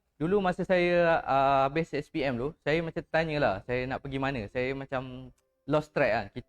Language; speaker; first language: Malay; native; Malay